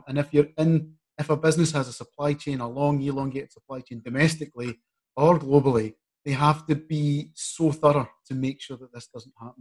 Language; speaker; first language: English; native; English